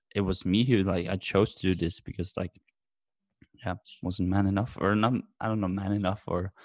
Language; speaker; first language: English; non-native, fluent; Norwegian